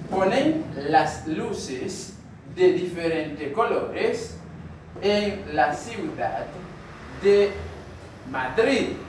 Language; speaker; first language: Spanish; non-native, learner; Haitian Creole